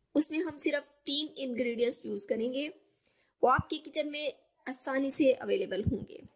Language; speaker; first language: Urdu; native; Urdu